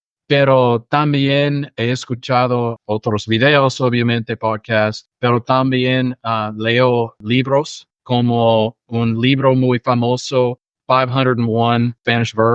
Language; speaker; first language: Spanish; non-native, fluent; English